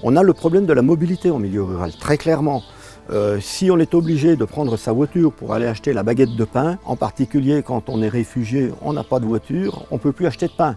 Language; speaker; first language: French; native; French